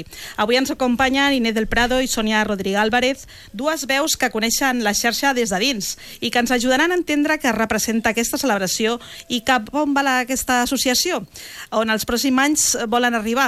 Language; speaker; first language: Catalan; native; Catalan